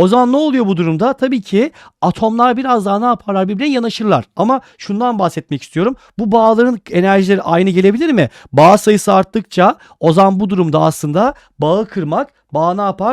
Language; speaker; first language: Turkish; native; Turkish